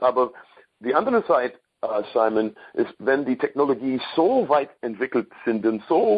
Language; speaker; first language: German; non-native, learner; English